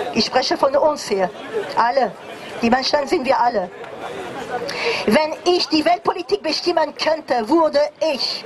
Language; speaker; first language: German; non-native, fluent; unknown